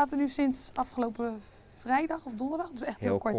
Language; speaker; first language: Dutch; native; Dutch